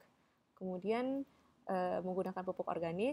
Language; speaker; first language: Indonesian; native; Indonesian